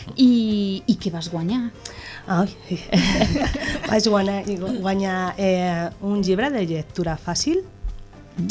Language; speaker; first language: Catalan; non-native, local second language; Spanish